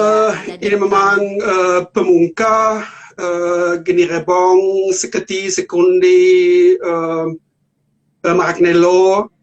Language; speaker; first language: Indonesian; non-native, learner; German